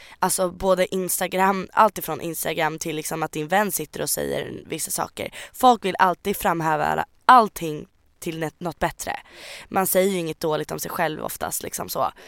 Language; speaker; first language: Swedish; native; Swedish